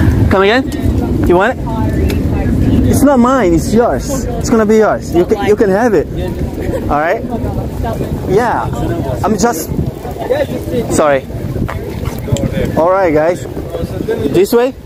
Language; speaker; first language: English; non-native, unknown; Portuguese